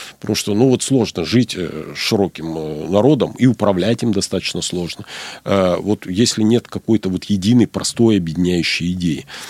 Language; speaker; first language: Russian; native; Russian